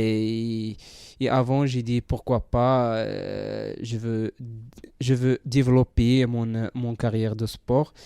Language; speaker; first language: French; non-native, learner; Central Atlas Tamazight